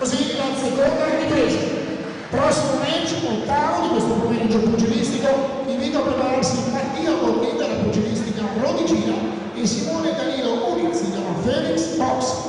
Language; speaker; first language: Italian; native; Italian